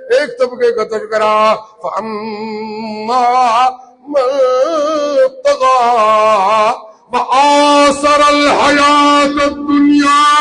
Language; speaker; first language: Urdu; non-native, local second language; Punjabi